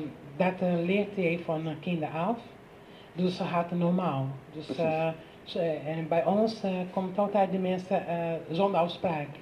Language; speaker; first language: Dutch; non-native, learner; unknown